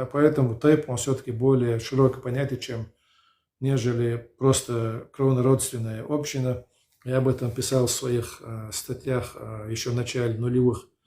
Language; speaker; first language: Russian; non-native, local second language; Chechen